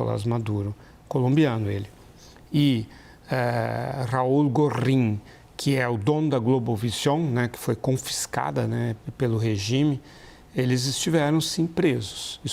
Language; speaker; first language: Portuguese; native; Portuguese